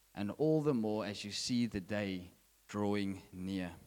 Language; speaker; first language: English; non-native, local second language; Afrikaans